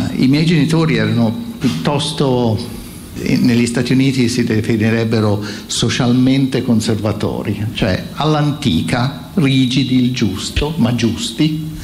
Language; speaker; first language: Italian; native; Italian